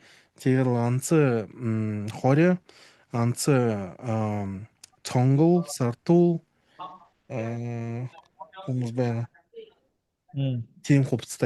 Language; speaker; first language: Mongolian; non-native, learner; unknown